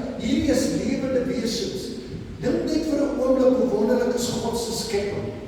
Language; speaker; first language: Afrikaans; non-native, local second language; English